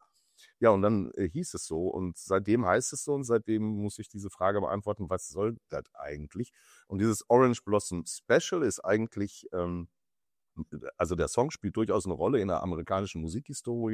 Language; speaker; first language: German; native; German